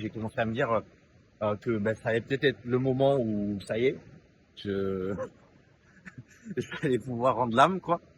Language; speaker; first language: French; native; French